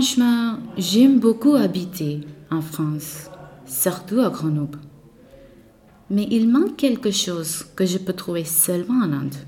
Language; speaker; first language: French; non-native, learner; Marathi